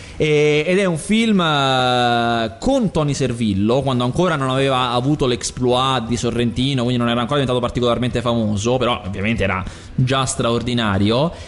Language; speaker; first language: Italian; native; Italian